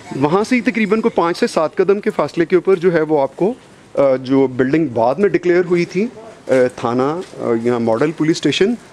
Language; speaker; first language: Urdu; non-native, local second language; Punjabi